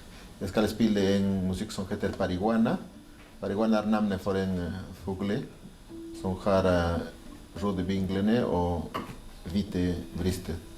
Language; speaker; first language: Norwegian; non-native, learner; Spanish